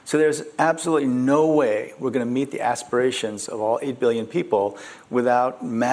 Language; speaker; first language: English; early bilingual, other home language; Korean